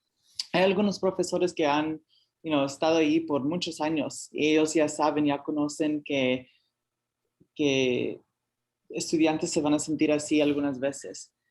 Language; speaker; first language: Spanish; early bilingual, heritage; Spanish